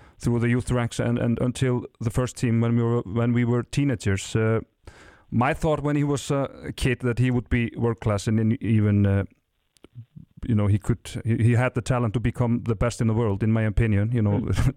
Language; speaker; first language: English; non-native, fluent; Icelandic